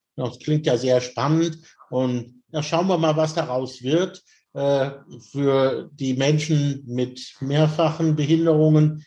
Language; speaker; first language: German; native; German